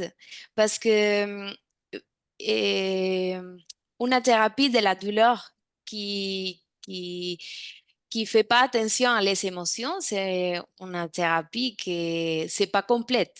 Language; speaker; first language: French; non-native, fluent; Spanish